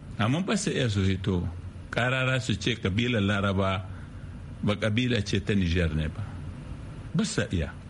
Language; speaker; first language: Hausa; non-native, local second language; Arabic